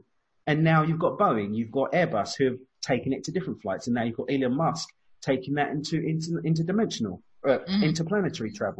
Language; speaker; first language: English; native; English